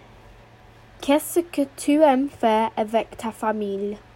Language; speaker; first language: French; non-native, learner; English